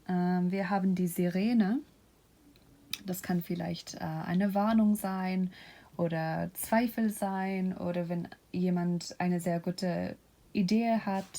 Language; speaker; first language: German; non-native, fluent; English